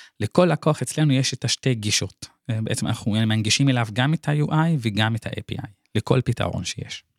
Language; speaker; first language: Hebrew; non-native, local second language; Arabic